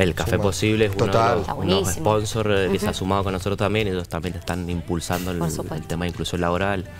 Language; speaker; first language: Spanish; native; Spanish